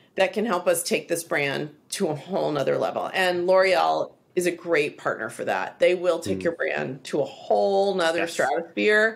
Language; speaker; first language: English; native; English